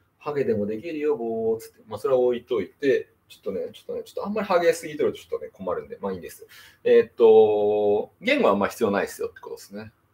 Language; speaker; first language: Japanese; native; Japanese